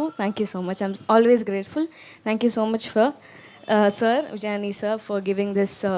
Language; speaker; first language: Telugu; non-native, learner; Tamil